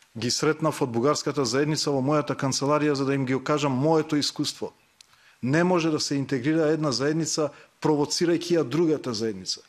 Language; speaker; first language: Macedonian; non-native, local second language; Albanian